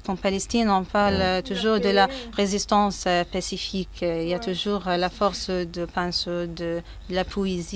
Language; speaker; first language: French; non-native, fluent; Arabic